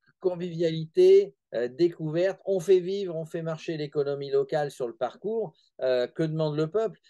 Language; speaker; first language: French; native; French